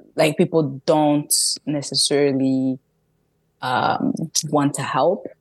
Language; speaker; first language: English; early bilingual, other home language; French